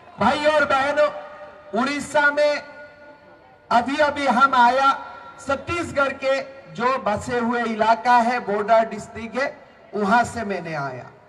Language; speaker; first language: Hindi; non-native, local second language; Assamese